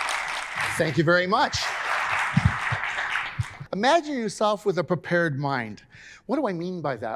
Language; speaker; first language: English; native; English